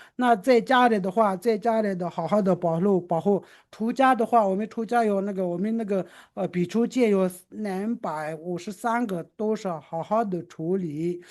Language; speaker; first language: Chinese; non-native, local second language; Tibetan